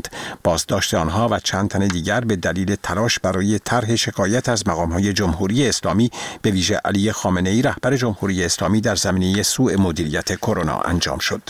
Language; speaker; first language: Persian; native; Persian